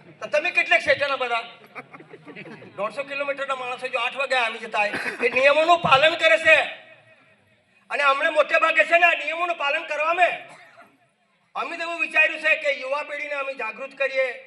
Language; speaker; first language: Gujarati; native; Gujarati